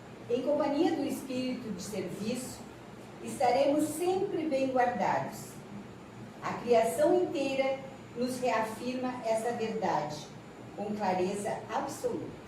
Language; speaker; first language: Portuguese; native; Portuguese